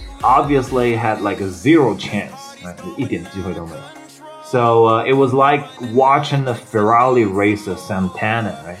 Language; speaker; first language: English; non-native, fluent; Chinese